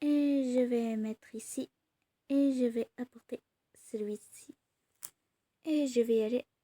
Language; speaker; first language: French; non-native, learner; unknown